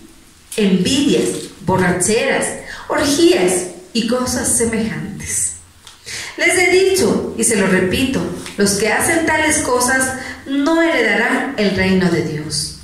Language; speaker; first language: Spanish; native; Spanish